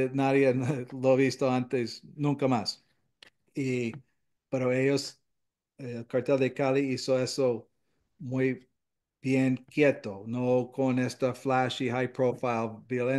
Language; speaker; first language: Spanish; non-native, fluent; English